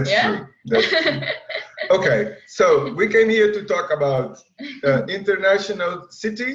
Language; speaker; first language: English; non-native, fluent; Portuguese